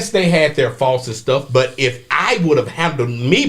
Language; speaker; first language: English; native; English